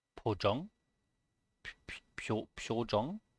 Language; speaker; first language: Korean; non-native, learner; German